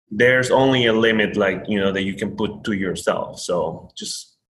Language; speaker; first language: English; non-native, fluent; Spanish